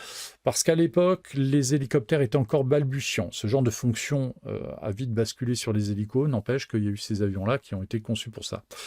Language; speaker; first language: French; native; French